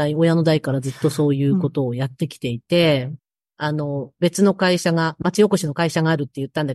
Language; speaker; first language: Japanese; native; Japanese